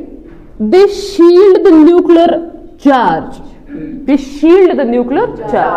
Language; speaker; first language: English; non-native, local second language; Kashmiri